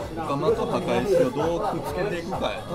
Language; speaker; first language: Japanese; native; Japanese